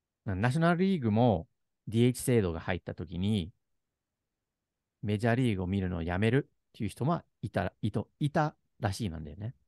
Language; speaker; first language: Japanese; non-native, fluent; English